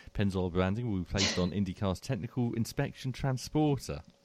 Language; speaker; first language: English; native; English